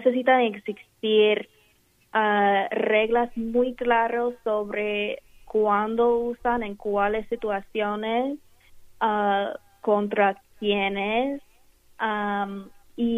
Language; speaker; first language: Spanish; non-native, fluent; English